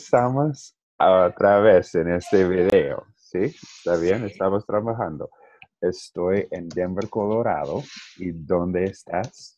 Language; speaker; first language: Spanish; non-native, learner; English